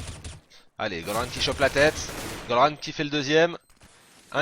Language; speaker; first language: French; native; French